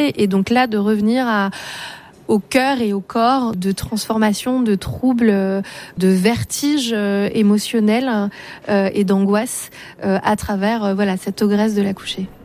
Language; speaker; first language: French; native; French